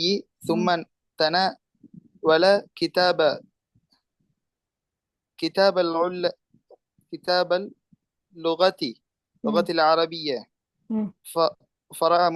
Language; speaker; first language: Arabic; non-native, learner; Tamil